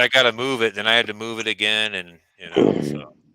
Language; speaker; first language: English; native; English